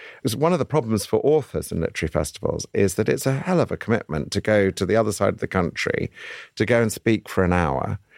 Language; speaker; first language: English; native; English